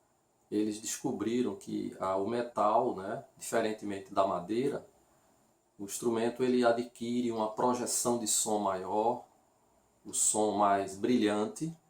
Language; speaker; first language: Portuguese; native; Portuguese